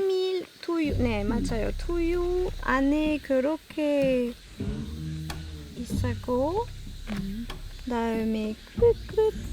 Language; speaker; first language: Korean; non-native, learner; French